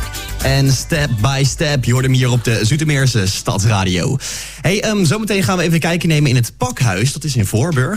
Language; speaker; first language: Dutch; native; Dutch